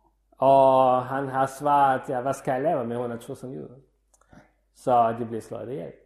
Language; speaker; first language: Danish; non-native, fluent; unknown